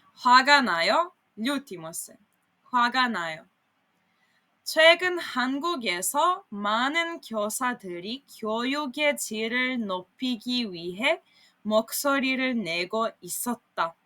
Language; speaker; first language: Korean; non-native, fluent; Serbian